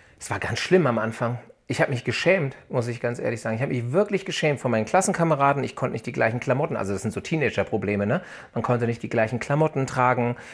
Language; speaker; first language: German; native; German